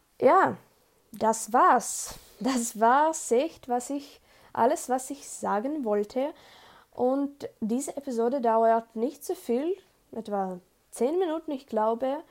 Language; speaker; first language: German; non-native, learner; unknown